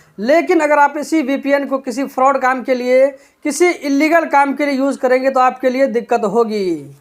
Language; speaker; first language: Hindi; native; Hindi